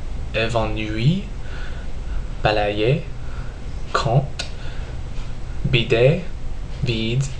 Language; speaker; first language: French; non-native, learner; English